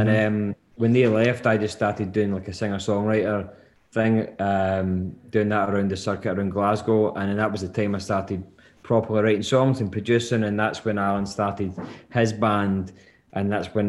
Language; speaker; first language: English; native; English